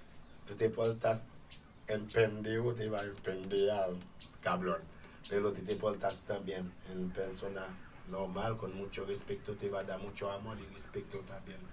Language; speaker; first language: Spanish; non-native, fluent; Haitian Creole